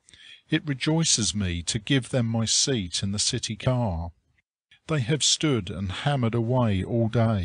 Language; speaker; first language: English; native; English